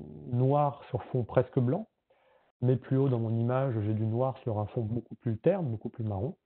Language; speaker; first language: French; native; French